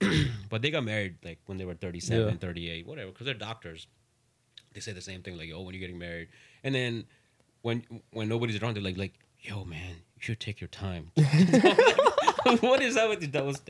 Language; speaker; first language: English; non-native, local second language; Urdu